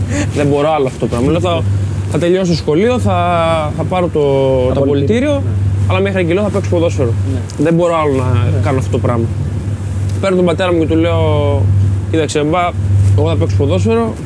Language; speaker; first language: Greek; native; Greek